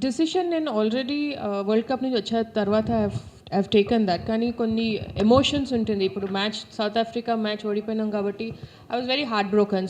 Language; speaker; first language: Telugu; non-native, local second language; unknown